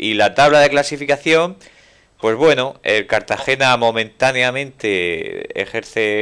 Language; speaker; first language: Spanish; native; Spanish